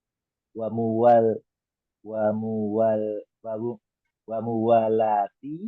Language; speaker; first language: Arabic; non-native, learner; Indonesian